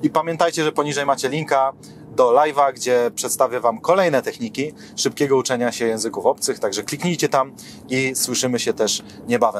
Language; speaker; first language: Polish; native; Polish